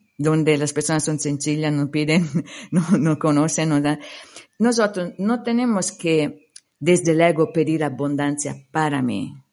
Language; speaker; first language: Spanish; non-native, fluent; Italian